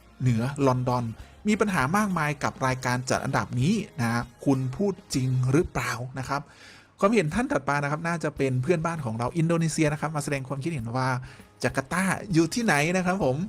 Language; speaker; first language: Thai; native; Thai